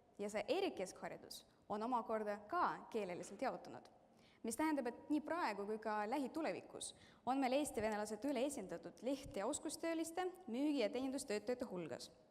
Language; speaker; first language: Estonian; non-native, local second language; Russian